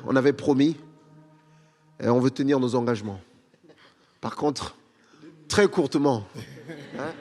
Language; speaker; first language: French; native; French